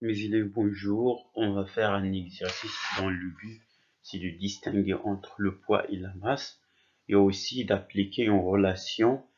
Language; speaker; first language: French; non-native, local second language; Arabic